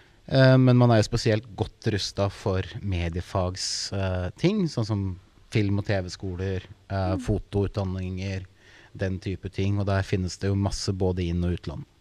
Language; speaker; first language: Norwegian; native; Norwegian